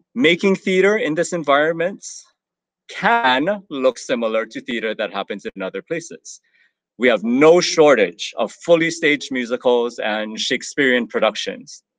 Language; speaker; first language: English; native; English